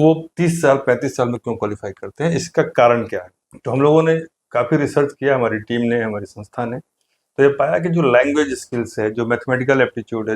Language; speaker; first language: Hindi; native; Hindi